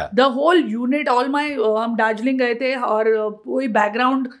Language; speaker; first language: Hindi; native; Hindi